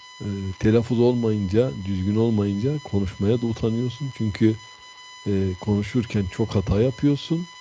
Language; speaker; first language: Turkish; native; Turkish